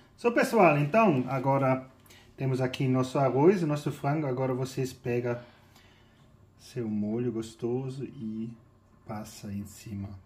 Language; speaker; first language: Portuguese; non-native, fluent; German